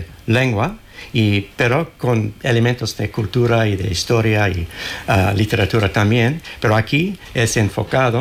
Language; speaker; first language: Spanish; non-native, fluent; English